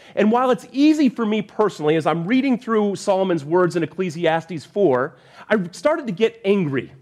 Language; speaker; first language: English; native; English